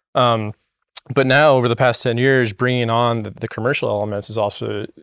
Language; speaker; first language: English; native; English